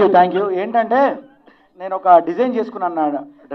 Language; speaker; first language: Telugu; native; Telugu